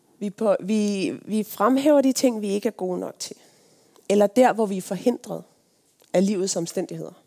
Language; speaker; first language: Danish; native; Danish